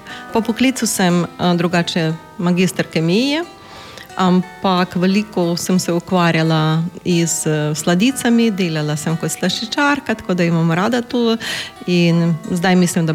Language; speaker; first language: Slovenian; non-native, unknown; Ukrainian